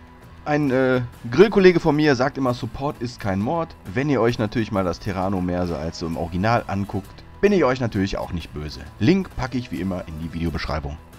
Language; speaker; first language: German; native; German